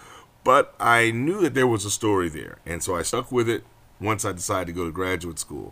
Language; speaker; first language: English; native; English